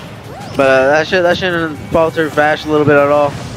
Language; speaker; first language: English; native; English